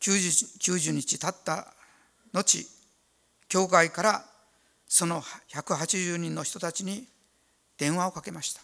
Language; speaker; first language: Japanese; native; Japanese